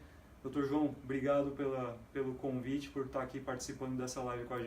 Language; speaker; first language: Portuguese; native; Portuguese